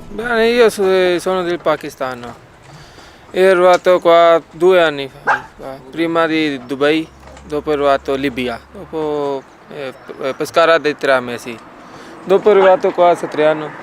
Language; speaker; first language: Italian; non-native, learner; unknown